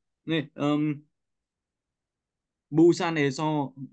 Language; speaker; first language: Korean; non-native, learner; Vietnamese